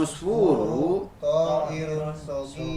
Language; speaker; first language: Arabic; non-native, learner; Indonesian